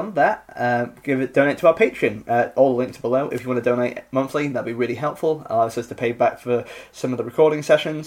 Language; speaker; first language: English; native; English